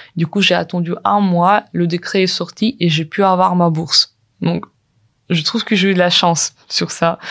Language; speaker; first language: French; non-native, fluent; Ukrainian